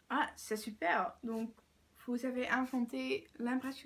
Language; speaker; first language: French; non-native, learner; Dutch